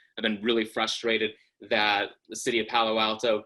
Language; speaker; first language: English; native; English